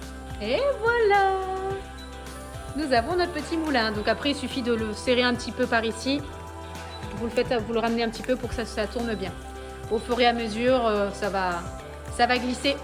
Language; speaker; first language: French; native; French